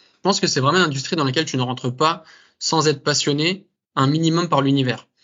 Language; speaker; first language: French; native; French